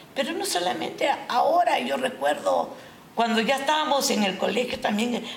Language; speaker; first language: Spanish; non-native, local second language; Japanese